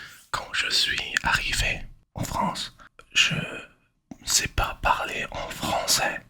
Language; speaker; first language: French; non-native, learner; English